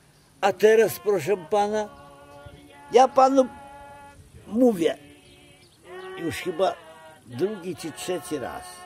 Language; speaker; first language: Polish; non-native, local second language; Ukrainian